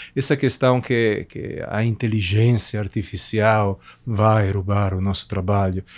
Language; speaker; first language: Portuguese; non-native, fluent; Italian